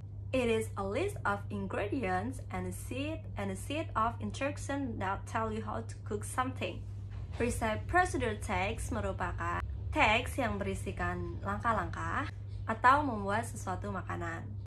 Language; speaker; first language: English; non-native, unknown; Indonesian